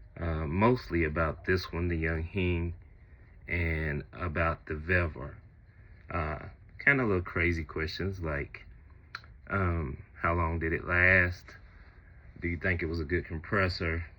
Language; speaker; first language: English; native; English